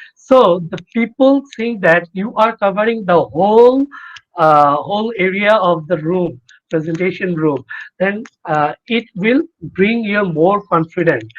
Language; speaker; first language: English; non-native, fluent; Bangla